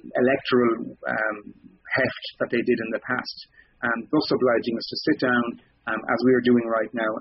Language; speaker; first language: English; native; English